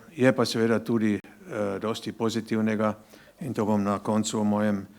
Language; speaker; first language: Slovenian; native; Slovenian